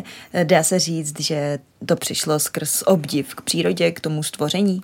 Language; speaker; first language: Czech; native; Czech